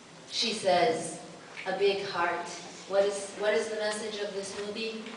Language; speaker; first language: English; native; English